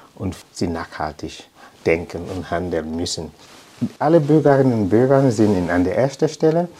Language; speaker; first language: German; non-native, fluent; English